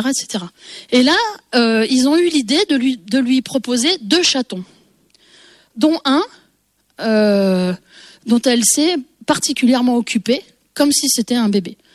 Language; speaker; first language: French; native; French